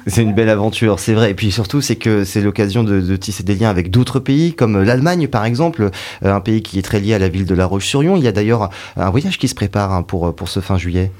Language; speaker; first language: French; native; French